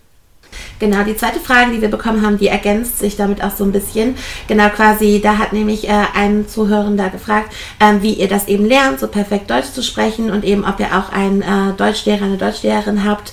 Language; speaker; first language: German; native; German